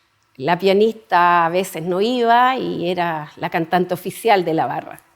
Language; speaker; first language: Spanish; native; Spanish